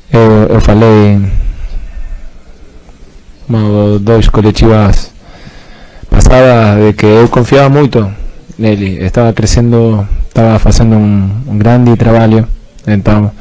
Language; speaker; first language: Portuguese; non-native, fluent; Spanish